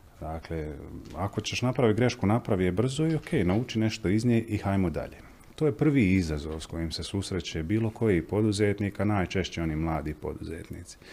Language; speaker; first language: Croatian; native; Croatian